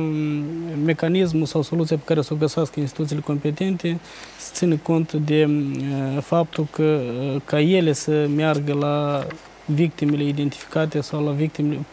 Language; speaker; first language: Romanian; native; Romanian